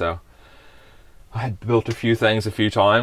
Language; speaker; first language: English; early bilingual, other home language; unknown